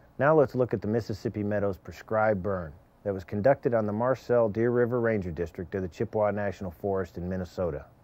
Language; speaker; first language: English; native; English